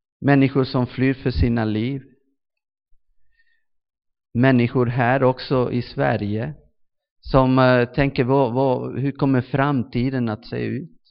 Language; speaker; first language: Swedish; non-native, fluent; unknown